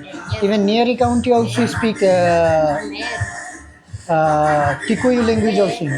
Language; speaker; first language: English; non-native, fluent; Bangla